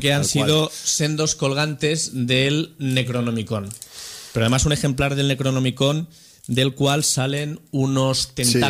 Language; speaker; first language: Spanish; native; Spanish